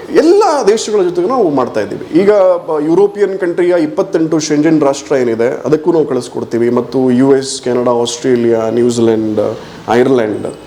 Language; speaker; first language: Kannada; non-native, local second language; Tulu